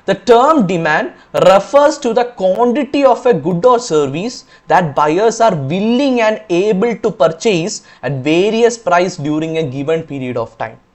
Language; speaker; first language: English; non-native, local second language; Malayalam